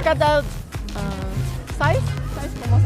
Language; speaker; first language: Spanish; non-native, learner; Chinese